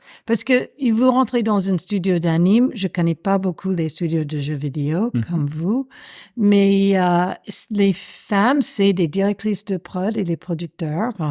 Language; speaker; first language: French; non-native, fluent; English